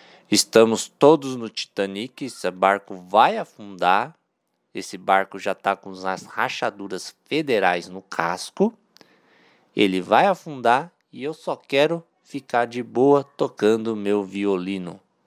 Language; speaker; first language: Portuguese; native; Portuguese